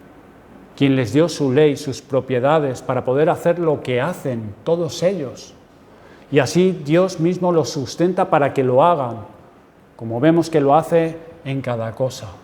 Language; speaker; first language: Spanish; native; Spanish